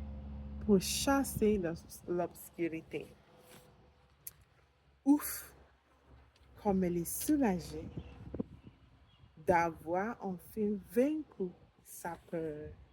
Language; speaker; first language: French; non-native, learner; English